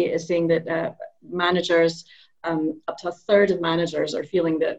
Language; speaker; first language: English; native; English